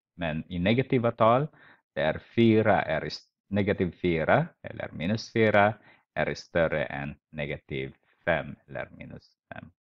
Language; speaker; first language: Swedish; non-native, fluent; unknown